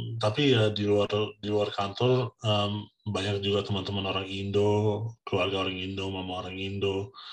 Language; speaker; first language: Indonesian; early bilingual, heritage; Indonesian